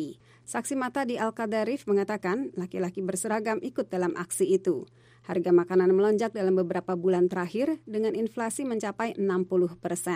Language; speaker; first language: Indonesian; native; Indonesian